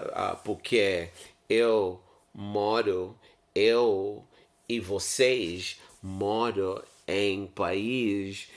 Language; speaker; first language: Portuguese; non-native, learner; English